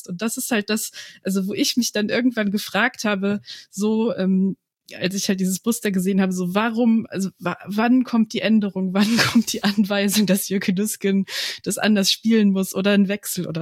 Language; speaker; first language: German; native; German